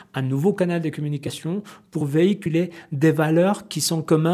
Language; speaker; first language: French; non-native, fluent; Spanish